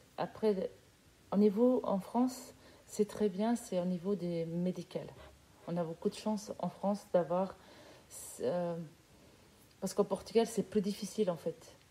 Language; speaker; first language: French; non-native, fluent; Portuguese